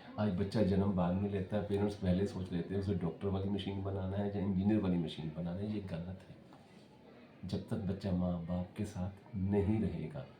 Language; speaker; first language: Hindi; non-native, local second language; Punjabi